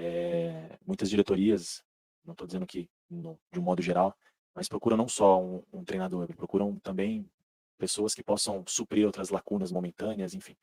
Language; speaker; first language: Portuguese; native; Portuguese